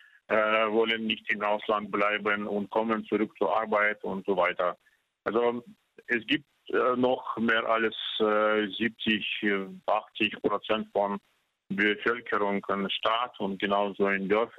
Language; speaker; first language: German; non-native, fluent; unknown